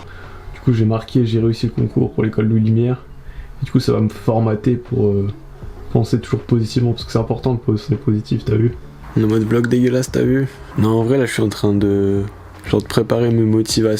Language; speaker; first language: French; native; French